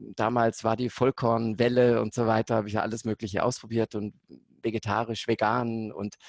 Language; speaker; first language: German; native; German